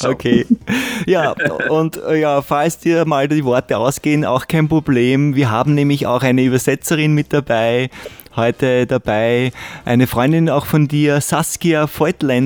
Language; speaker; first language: German; native; German